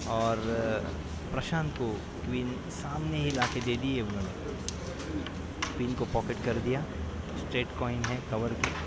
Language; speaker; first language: Hindi; non-native, local second language; Marathi